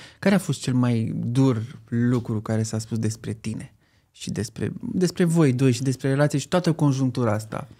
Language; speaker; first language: Romanian; native; Romanian